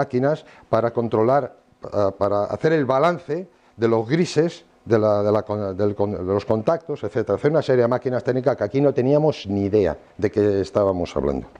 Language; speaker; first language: Spanish; native; Spanish